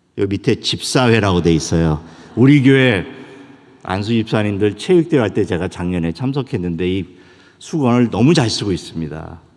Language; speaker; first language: Korean; native; Korean